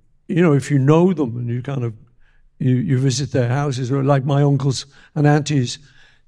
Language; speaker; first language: English; native; English